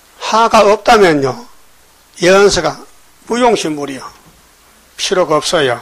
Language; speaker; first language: Korean; native; Korean